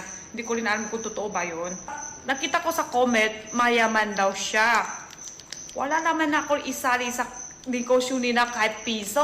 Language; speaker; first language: Filipino; non-native, learner; Chinese